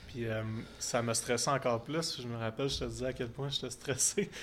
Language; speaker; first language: French; native; French